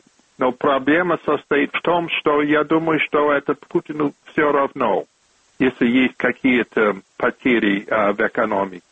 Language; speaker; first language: Russian; non-native, fluent; English